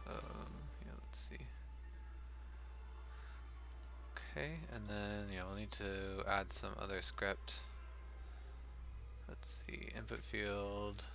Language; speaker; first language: English; native; English